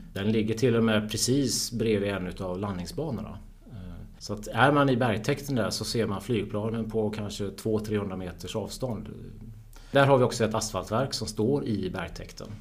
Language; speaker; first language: Swedish; native; Swedish